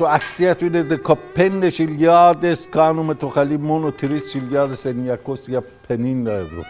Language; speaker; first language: Greek; non-native, learner; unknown